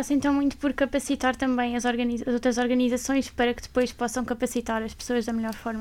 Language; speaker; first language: Portuguese; native; Portuguese